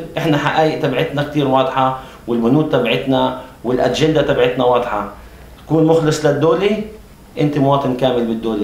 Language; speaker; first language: Arabic; native; Arabic